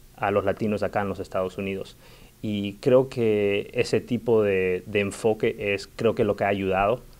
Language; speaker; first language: Spanish; early bilingual, heritage; Spanish